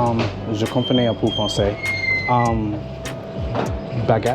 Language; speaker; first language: French; non-native, learner; English